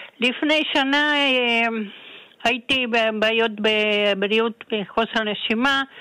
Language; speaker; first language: Hebrew; non-native, fluent; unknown